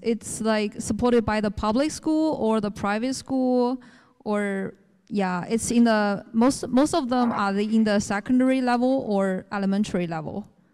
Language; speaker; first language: English; non-native, fluent; Chinese